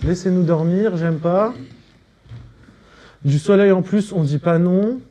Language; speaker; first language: French; native; French